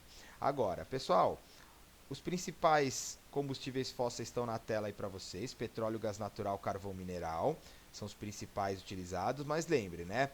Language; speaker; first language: Portuguese; native; Portuguese